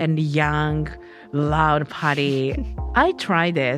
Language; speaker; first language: English; non-native, learner; Japanese